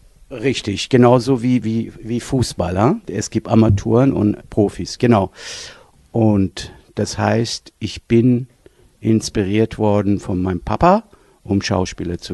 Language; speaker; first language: German; non-native, fluent; Persian